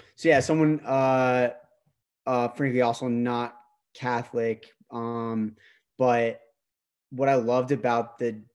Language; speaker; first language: English; native; English